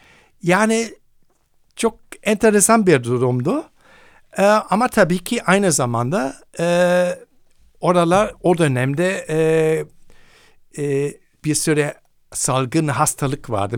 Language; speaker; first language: Turkish; non-native, fluent; German